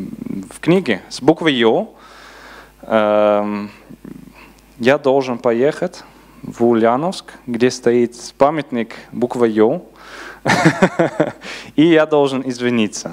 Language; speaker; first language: Russian; non-native, learner; Dutch